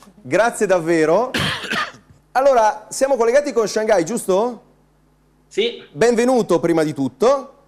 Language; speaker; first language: Italian; native; Italian